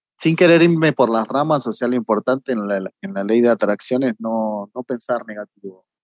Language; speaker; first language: Spanish; native; Spanish